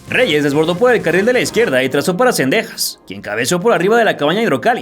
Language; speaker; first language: Spanish; native; Spanish